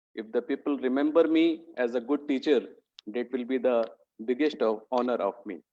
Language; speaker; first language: English; non-native, local second language; Hindi